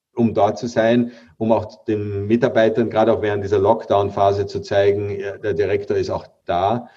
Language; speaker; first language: German; native; German